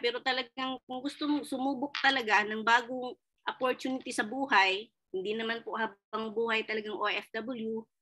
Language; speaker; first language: Filipino; non-native, local second language; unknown